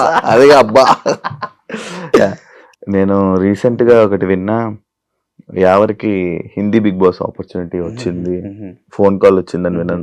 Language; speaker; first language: Telugu; native; Telugu